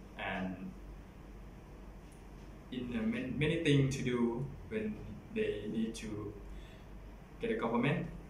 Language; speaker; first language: English; non-native, learner; Thai